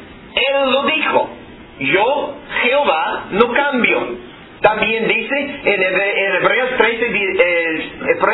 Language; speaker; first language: Spanish; non-native, fluent; English